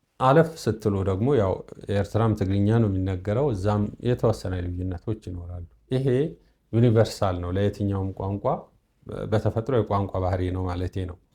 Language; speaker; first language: Amharic; non-native, local second language; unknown